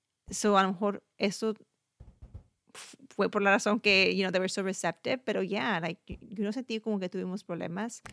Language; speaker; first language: Spanish; early bilingual, heritage; Spanish